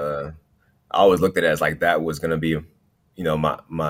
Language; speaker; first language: English; native; English